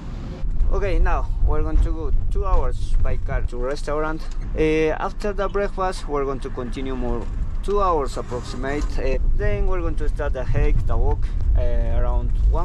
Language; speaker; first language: English; non-native, learner; Spanish